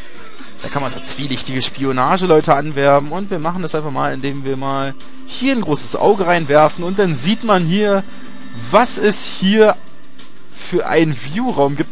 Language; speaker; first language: German; native; German